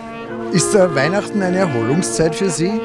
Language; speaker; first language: German; native; German